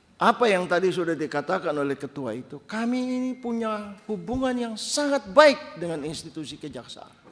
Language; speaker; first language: Indonesian; native; Indonesian